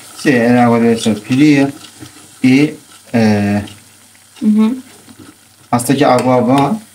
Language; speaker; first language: Spanish; non-native, learner; Turkish